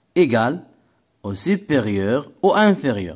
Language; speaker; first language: French; non-native, local second language; Arabic